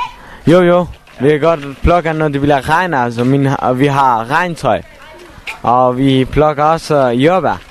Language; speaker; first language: Danish; non-native, learner; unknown